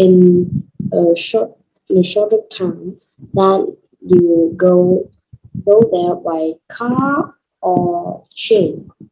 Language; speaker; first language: English; non-native, learner; Vietnamese